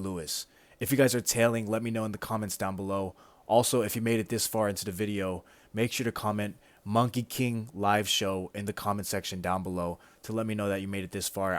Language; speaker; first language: English; native; English